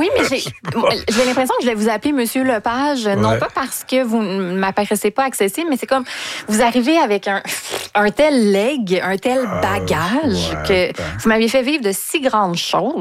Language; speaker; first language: French; native; French